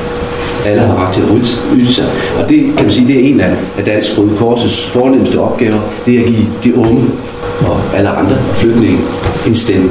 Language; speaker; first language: Danish; native; Danish